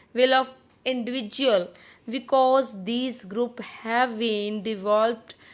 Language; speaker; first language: English; non-native, local second language; Punjabi